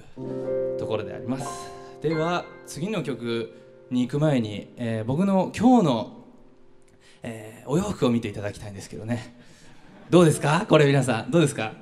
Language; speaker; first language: Japanese; native; Japanese